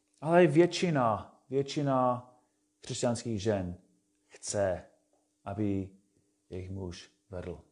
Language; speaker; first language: Czech; non-native, fluent; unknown